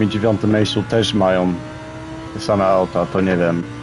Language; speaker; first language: Polish; early bilingual, heritage; Polish